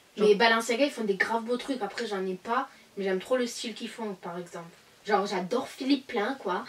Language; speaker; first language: French; early bilingual, other home language; Arabic